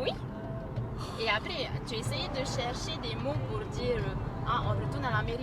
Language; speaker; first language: French; native; French